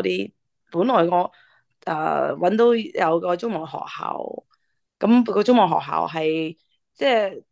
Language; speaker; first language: Cantonese; early bilingual, heritage; English